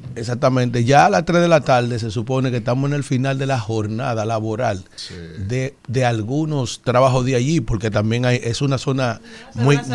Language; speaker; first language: Spanish; native; Spanish